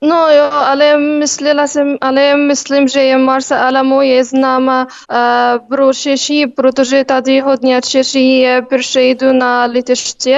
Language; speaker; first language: Czech; non-native, learner; Arabic